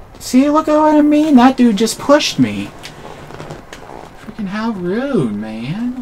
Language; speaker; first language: English; native; English